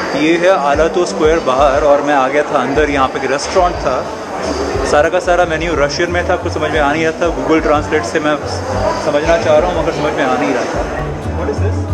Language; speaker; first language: Hindi; native; Hindi